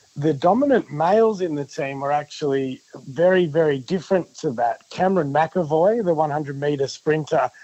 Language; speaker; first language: English; native; English